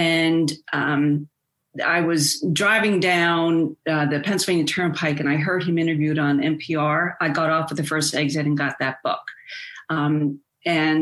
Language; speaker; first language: English; native; English